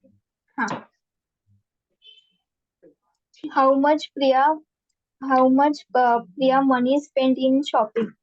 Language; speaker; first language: English; non-native, learner; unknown